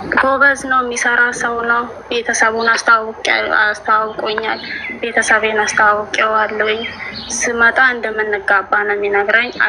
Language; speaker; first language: Amharic; native; Amharic